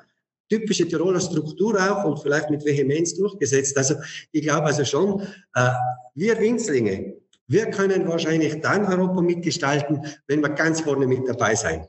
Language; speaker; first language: German; native; German